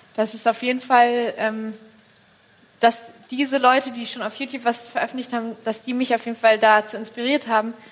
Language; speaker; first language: German; native; German